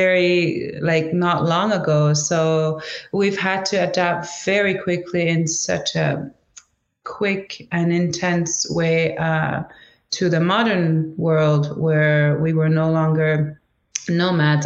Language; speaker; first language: English; non-native, fluent; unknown